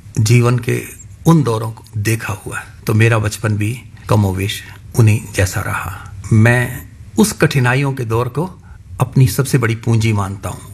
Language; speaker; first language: Hindi; non-native, local second language; Punjabi